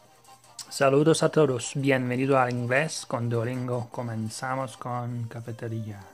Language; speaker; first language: Spanish; non-native, learner; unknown